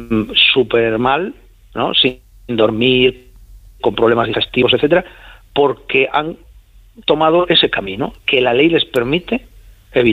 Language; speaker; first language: Spanish; native; Spanish